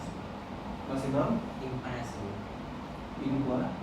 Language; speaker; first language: French; non-native, fluent; Khmer